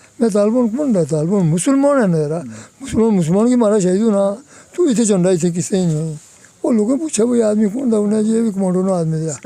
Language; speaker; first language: Urdu; non-native, local second language; Pahari-Potwari